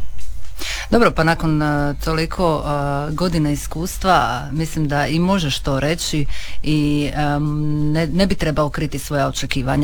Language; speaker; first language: Serbian; native; Serbian